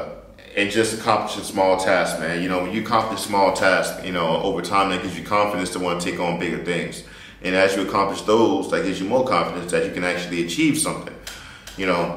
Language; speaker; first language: English; native; English